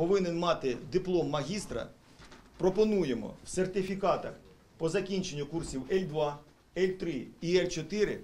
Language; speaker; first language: Ukrainian; native; Ukrainian